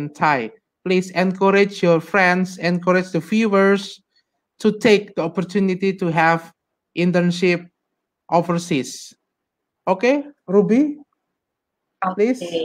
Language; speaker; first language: English; non-native, fluent; Indonesian